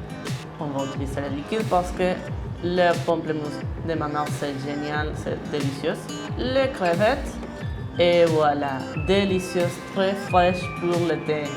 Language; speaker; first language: French; non-native, fluent; Spanish